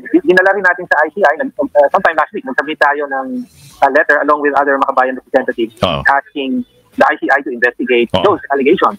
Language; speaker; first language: Filipino; native; Filipino